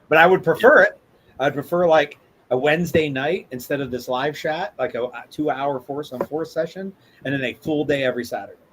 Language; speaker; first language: English; native; English